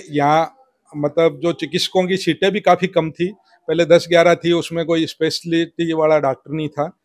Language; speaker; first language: Hindi; native; Hindi